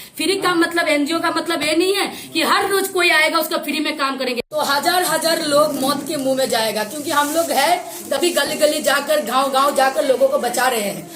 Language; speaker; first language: Hindi; native; Hindi